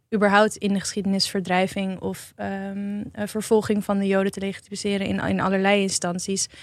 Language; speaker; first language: Dutch; native; Dutch